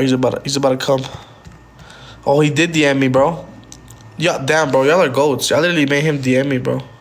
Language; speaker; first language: English; early bilingual, other home language; Spanish